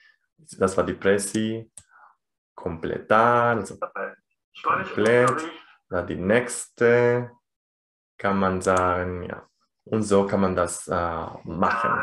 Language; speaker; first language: German; non-native, fluent; Spanish